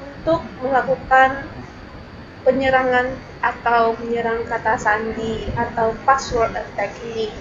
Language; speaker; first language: Indonesian; native; Indonesian